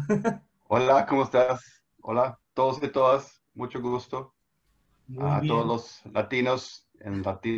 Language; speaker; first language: Spanish; non-native, fluent; Swedish